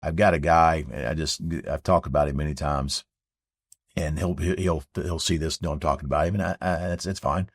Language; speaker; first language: English; native; English